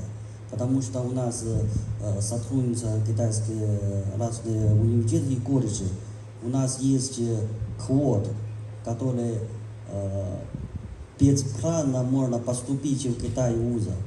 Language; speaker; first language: Russian; non-native, learner; Chinese